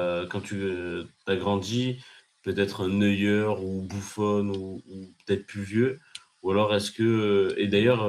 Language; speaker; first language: French; native; French